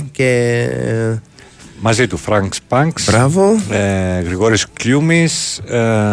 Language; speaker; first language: Greek; non-native, fluent; Arabic